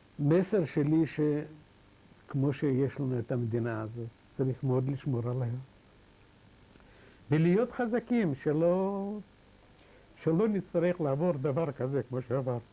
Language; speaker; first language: Hebrew; non-native, fluent; Yiddish